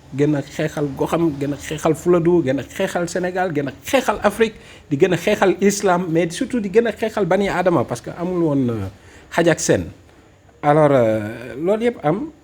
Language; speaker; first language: Wolof; non-native, fluent; Fula